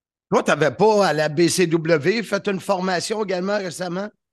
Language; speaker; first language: French; native; French